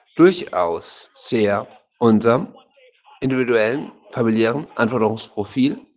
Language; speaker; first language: German; native; German